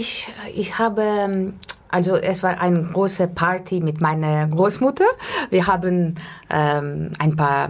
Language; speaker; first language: German; non-native, learner; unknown